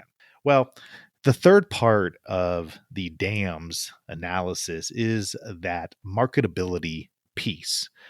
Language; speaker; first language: English; native; English